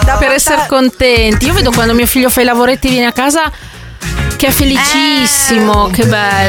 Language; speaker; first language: Italian; native; Italian